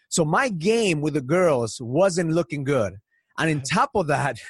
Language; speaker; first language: English; early bilingual, other home language; Spanish